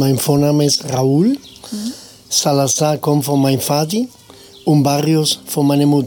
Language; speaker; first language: German; non-native, fluent; Spanish